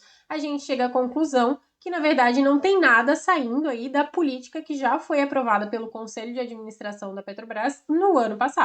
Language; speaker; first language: Portuguese; native; Portuguese